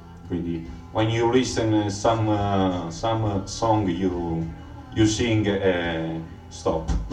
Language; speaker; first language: English; non-native, learner; Italian